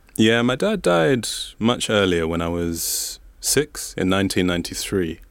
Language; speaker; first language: English; non-native, local second language; Bemba